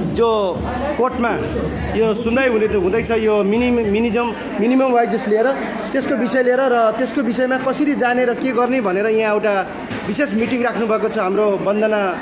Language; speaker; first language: Nepali; native; Nepali